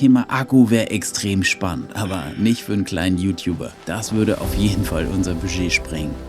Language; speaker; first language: German; native; German